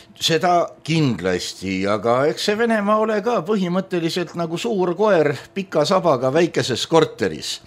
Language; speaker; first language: Estonian; native; Estonian